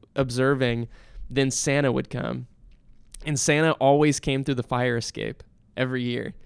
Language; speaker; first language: English; native; English